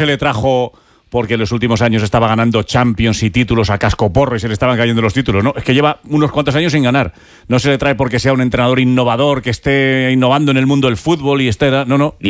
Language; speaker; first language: Spanish; native; Spanish